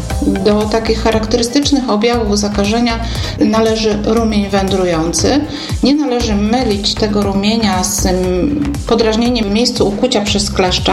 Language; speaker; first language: Polish; native; Polish